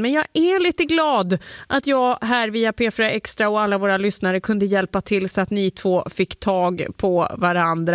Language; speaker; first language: Swedish; native; Swedish